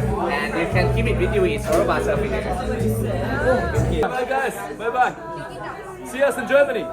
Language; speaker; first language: English; non-native, fluent; Thai